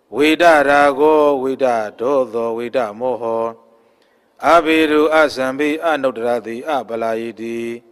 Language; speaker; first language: Burmese; native; Burmese